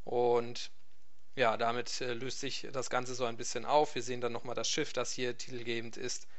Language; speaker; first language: German; native; German